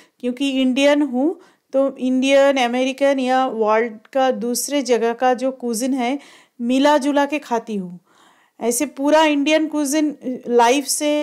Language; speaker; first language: Hindi; non-native, local second language; Bangla